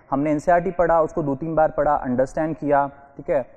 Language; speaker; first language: Hindi; non-native, fluent; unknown